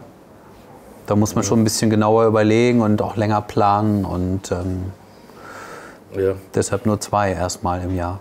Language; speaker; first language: German; native; German